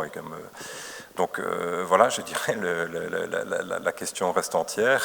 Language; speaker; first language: French; native; French